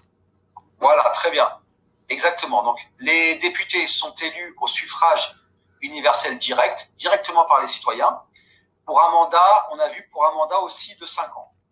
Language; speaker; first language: French; native; French